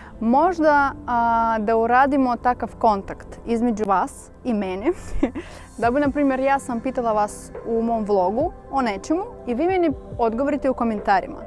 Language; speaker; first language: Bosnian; non-native, learner; Russian